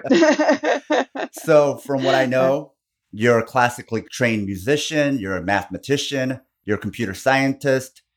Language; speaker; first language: English; non-native, fluent; Korean